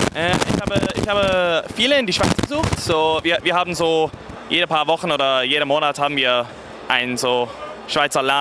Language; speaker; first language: German; non-native, fluent; English